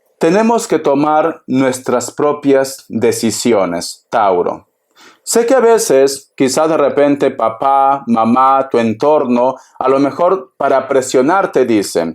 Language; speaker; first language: Spanish; native; Spanish